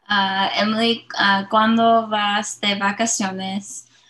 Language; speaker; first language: Spanish; non-native, learner; English